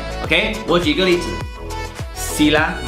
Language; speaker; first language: Chinese; native; Chinese